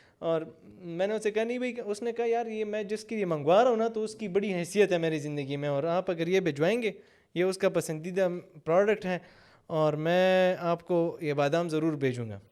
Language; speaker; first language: Urdu; non-native, local second language; Pashto